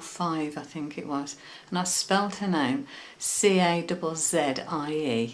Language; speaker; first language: English; native; English